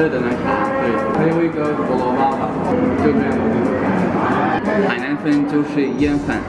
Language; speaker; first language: Chinese; non-native, fluent; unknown